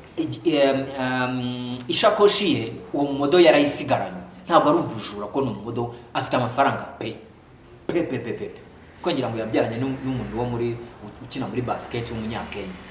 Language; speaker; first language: Kinyarwanda; native; Kinyarwanda